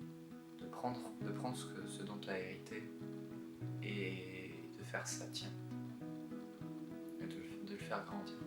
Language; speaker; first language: French; native; French